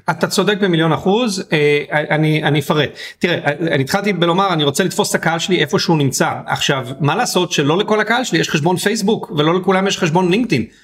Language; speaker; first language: Hebrew; native; Hebrew